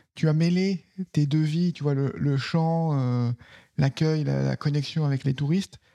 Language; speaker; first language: French; native; French